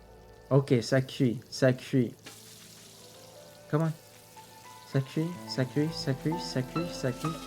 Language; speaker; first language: French; non-native, local second language; English